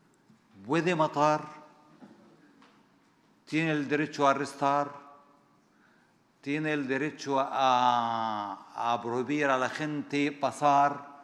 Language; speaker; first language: Spanish; non-native, fluent; Arabic